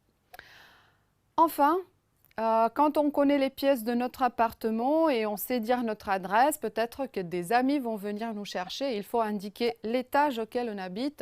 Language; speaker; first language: French; non-native, fluent; Romanian